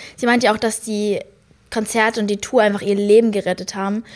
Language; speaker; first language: German; native; German